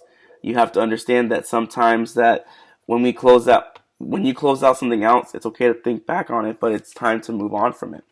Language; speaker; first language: English; native; English